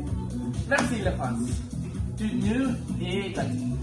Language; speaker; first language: French; non-native, learner; Spanish